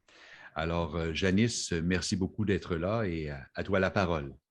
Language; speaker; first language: French; native; French